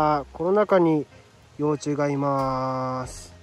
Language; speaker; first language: Japanese; native; Japanese